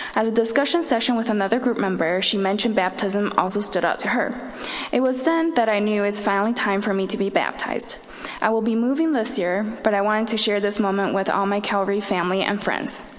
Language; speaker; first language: English; early bilingual, other home language; Chinese